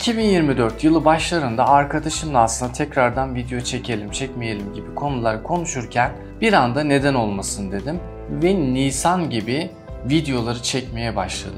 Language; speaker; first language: Turkish; native; Turkish